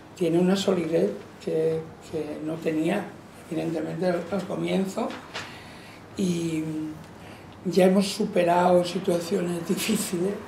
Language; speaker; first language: Spanish; non-native, local second language; Catalan